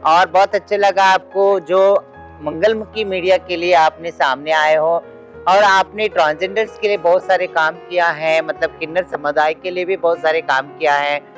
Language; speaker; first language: Hindi; native; Hindi